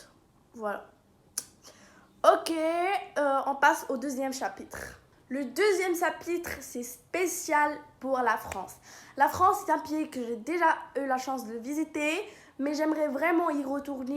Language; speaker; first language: French; non-native, local second language; Arabic